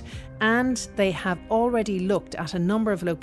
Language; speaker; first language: English; native; English